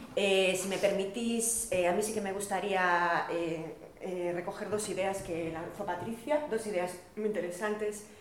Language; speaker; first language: Spanish; non-native, local second language; Galician